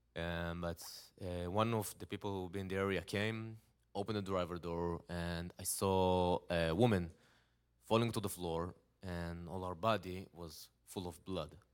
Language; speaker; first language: English; non-native, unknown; Hebrew